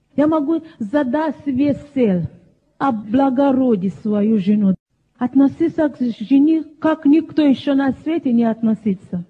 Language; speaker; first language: Russian; non-native, fluent; Yoruba